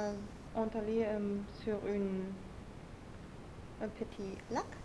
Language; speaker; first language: French; non-native, learner; German